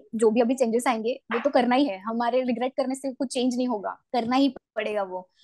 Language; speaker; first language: Hindi; non-native, local second language; Marathi